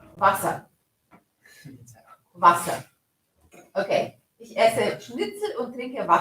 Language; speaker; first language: German; non-native, fluent; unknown